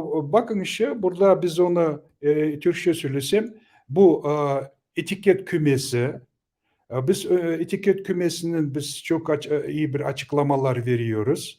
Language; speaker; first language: Turkish; non-native, learner; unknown